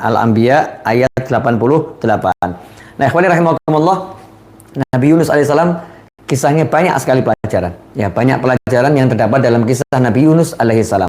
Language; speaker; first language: Indonesian; native; Indonesian